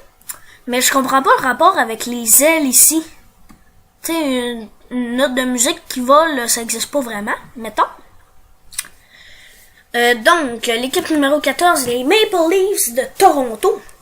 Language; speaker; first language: French; native; French